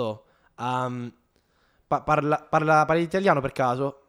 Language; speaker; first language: Italian; early bilingual, heritage; English